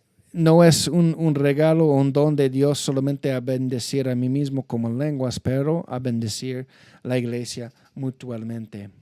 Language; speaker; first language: Spanish; non-native, fluent; English